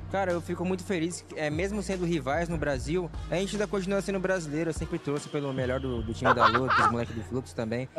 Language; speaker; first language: Portuguese; native; Portuguese